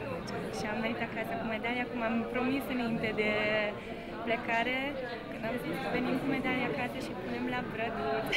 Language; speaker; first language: Romanian; non-native, local second language; Hungarian